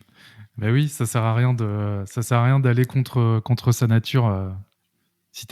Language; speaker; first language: French; native; French